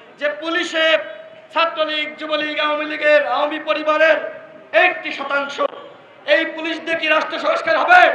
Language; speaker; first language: Bangla; native; Bangla